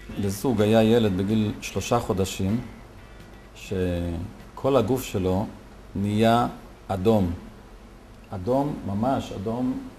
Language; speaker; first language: Hebrew; native; Hebrew